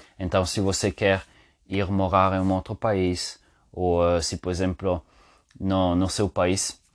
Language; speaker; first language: Portuguese; non-native, learner; Spanish